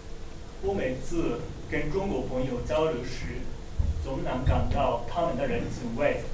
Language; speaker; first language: Chinese; non-native, learner; Japanese